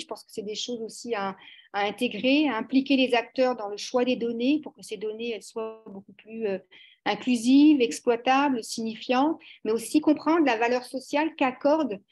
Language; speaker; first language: French; native; French